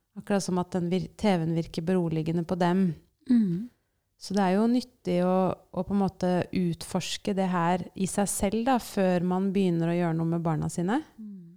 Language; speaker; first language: Norwegian; native; Norwegian